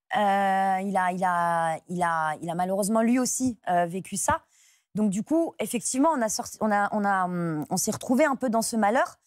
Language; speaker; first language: French; native; French